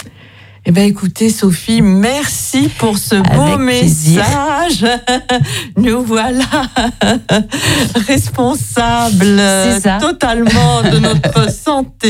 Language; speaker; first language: French; native; French